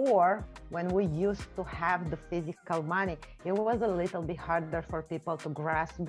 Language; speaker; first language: English; non-native, fluent; Romanian